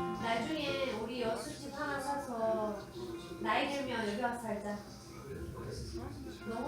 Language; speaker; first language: Korean; non-native, fluent; Persian